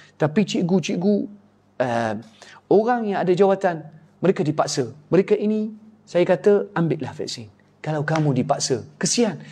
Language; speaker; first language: Malay; native; Malay